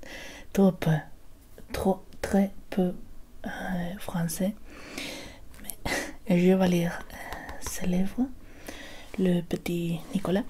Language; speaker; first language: French; non-native, learner; Spanish